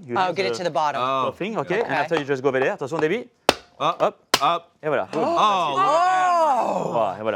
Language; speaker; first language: English; non-native, fluent; French